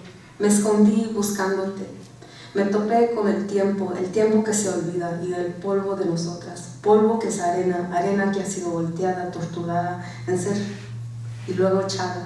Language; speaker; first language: Spanish; early bilingual, heritage; Spanish